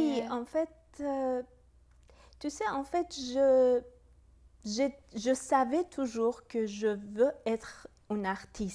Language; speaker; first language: French; non-native, fluent; Persian